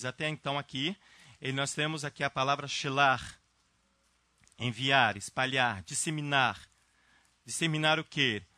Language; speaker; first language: Portuguese; native; Portuguese